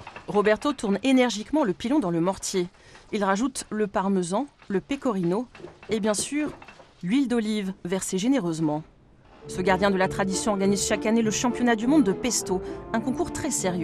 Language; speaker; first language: French; native; French